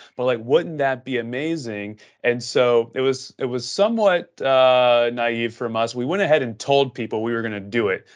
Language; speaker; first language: English; native; English